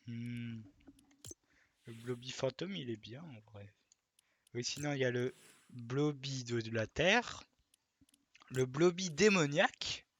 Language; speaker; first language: French; native; French